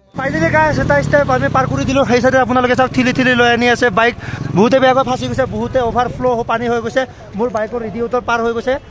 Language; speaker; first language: Assamese; non-native, local second language; Bodo